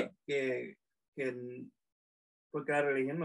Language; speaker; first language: Spanish; native; Spanish